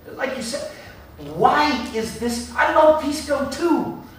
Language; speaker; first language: English; native; English